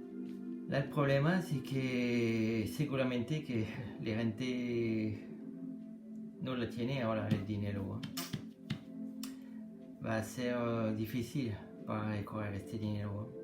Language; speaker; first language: Spanish; non-native, learner; French